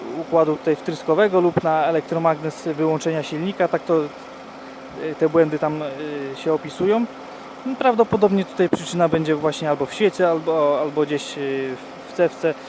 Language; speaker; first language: Polish; native; Polish